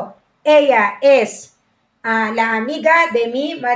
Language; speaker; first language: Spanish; non-native, learner; Filipino